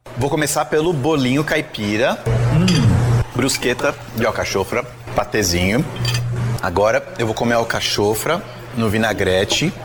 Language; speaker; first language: Portuguese; native; Portuguese